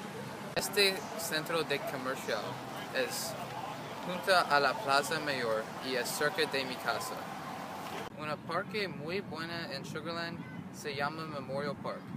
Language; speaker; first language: Spanish; non-native, learner; English